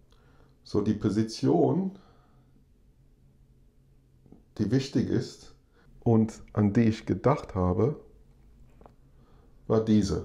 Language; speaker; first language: German; non-native, fluent; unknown